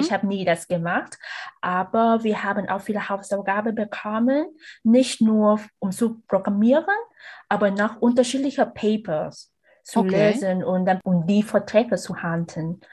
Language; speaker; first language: German; non-native, learner; Vietnamese